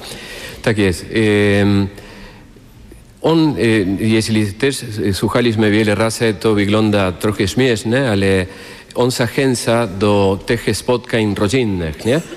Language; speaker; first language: Polish; non-native, fluent; Spanish